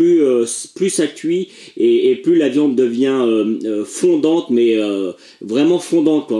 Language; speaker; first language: French; native; French